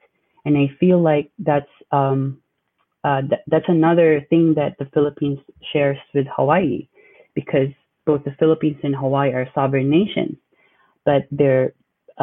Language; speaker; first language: English; non-native, local second language; Filipino